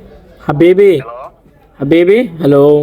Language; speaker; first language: Arabic; non-native, learner; Bangla